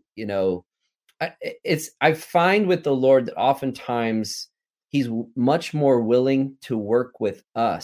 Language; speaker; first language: English; native; English